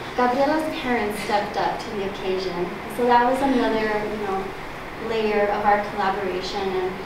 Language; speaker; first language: English; native; English